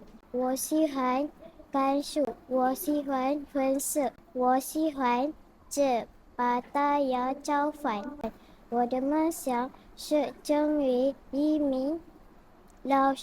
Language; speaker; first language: Chinese; non-native, learner; Malay